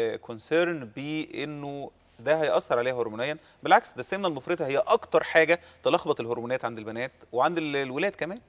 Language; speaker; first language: Arabic; native; Arabic